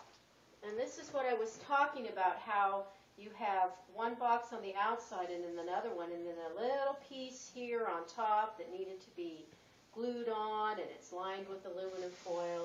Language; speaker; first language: English; native; English